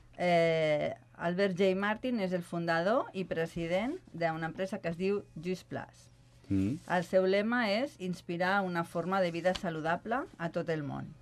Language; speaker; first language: Catalan; non-native, local second language; Spanish